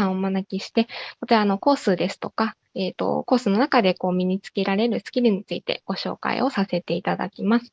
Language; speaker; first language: Japanese; native; Japanese